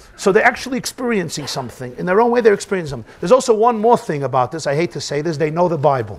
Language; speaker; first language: English; native; English